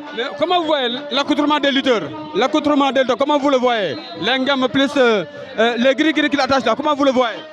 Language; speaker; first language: French; non-native, local second language; Wolof